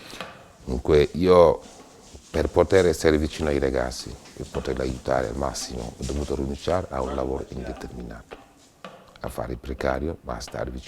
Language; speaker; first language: Italian; non-native, fluent; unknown